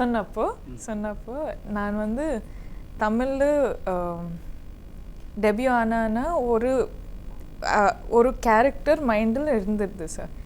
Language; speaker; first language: Tamil; non-native, learner; Kannada